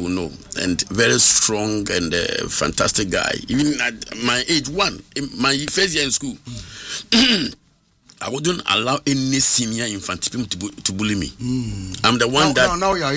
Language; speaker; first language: English; non-native, local second language; Akan